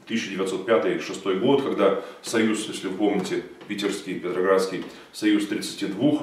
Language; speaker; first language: Russian; native; Russian